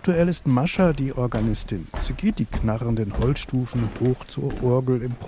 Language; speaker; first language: German; native; German